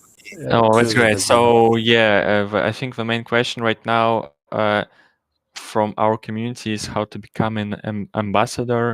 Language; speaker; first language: English; non-native, learner; Russian